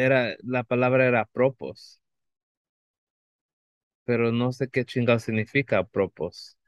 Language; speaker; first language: Spanish; early bilingual, heritage; Spanish